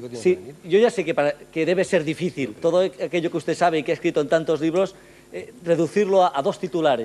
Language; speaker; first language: Spanish; non-native, local second language; Catalan